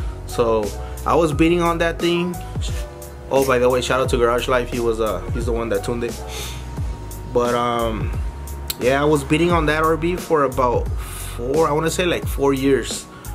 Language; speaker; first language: English; early bilingual, other home language; Spanish